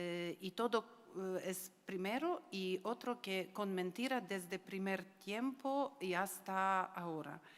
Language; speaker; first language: Spanish; non-native, learner; Ukrainian